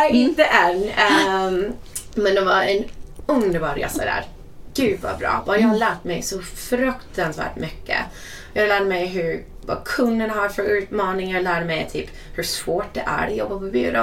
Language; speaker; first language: Swedish; non-native, fluent; English